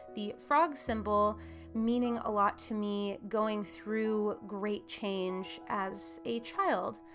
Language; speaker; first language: English; native; English